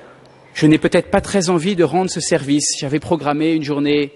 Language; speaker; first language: French; native; French